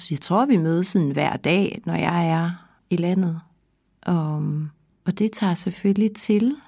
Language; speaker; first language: Danish; native; Danish